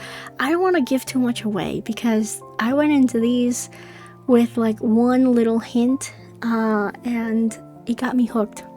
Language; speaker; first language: English; native; English